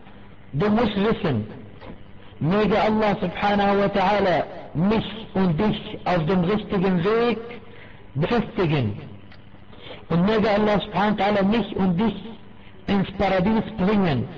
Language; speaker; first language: German; non-native, fluent; Arabic